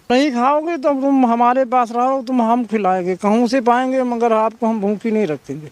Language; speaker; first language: Hindi; native; Hindi